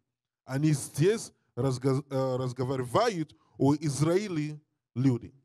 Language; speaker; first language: Russian; non-native, learner; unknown